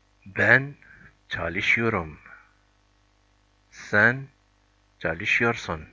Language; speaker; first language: Turkish; non-native, fluent; French